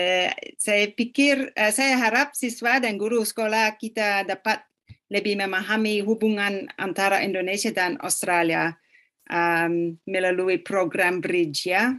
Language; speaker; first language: Indonesian; non-native, fluent; English